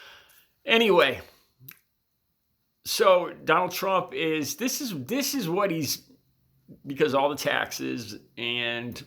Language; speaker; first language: English; native; English